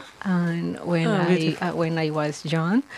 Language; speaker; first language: English; non-native, learner; Spanish